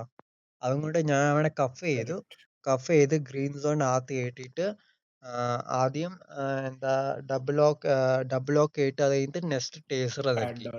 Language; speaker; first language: Malayalam; early bilingual, heritage; Malayalam